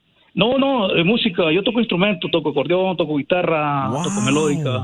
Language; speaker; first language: Spanish; native; Spanish